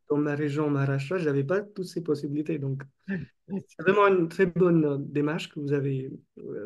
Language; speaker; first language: French; non-native, fluent; Marathi